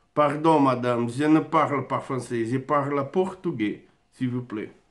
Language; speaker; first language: French; non-native, learner; Portuguese